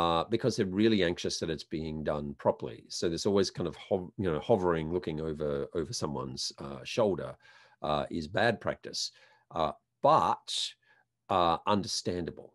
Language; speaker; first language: English; native; English